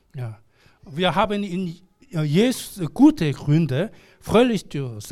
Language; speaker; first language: German; non-native, learner; Korean